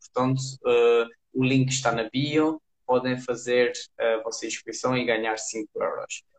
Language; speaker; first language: Portuguese; native; Portuguese